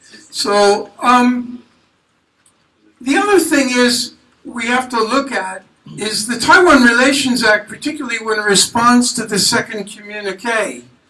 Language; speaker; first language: English; native; English